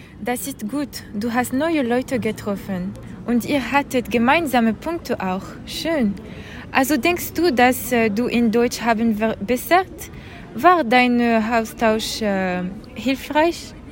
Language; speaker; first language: German; non-native, learner; French